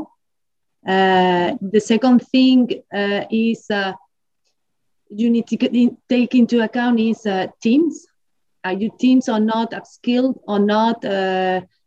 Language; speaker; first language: English; non-native, fluent; Spanish